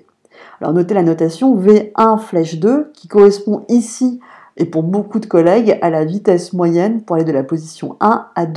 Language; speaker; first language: French; native; French